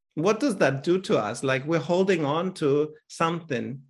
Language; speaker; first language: English; non-native, fluent; German